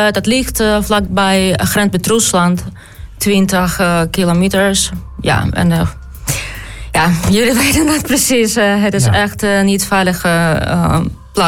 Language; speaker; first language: Dutch; non-native, learner; Ukrainian